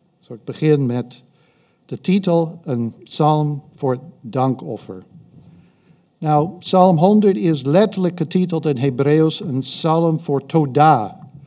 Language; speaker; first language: Dutch; non-native, fluent; English